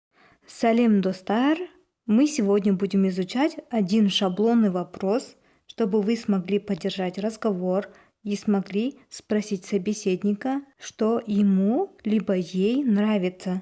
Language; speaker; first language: Russian; non-native, local second language; Kazakh